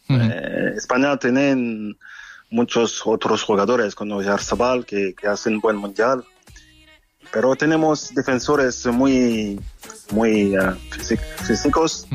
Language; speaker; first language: Spanish; non-native, fluent; French